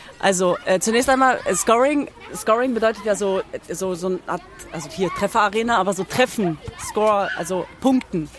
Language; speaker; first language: German; early bilingual, other home language; Kurdish